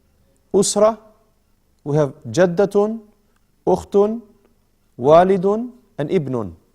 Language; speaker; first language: Arabic; non-native, fluent; English